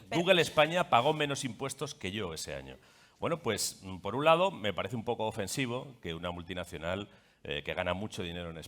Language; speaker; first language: Spanish; native; Spanish